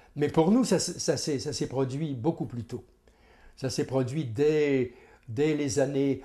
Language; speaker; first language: French; native; French